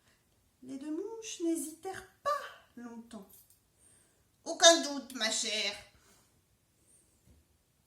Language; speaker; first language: French; native; French